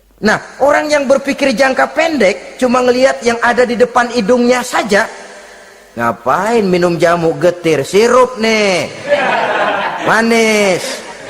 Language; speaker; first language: Indonesian; native; Indonesian